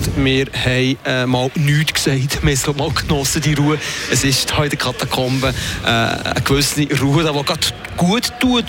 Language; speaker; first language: German; native; German